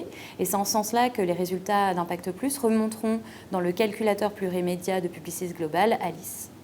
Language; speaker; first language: French; native; French